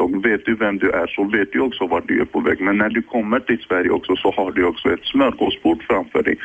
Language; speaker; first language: Swedish; early bilingual, other home language; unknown